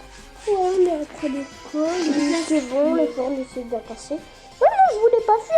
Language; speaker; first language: French; native; French